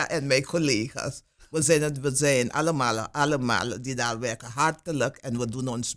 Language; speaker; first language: Dutch; non-native, local second language; Papiamento